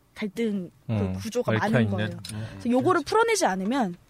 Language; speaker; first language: Korean; non-native, fluent; Turkish